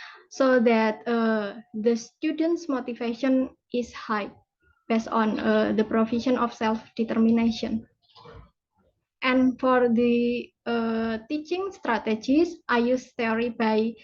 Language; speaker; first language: English; non-native, fluent; Indonesian